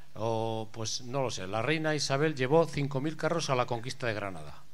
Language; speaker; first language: Spanish; native; Spanish